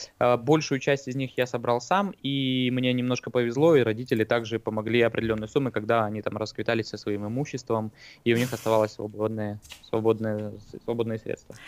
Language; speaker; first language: Russian; native; Russian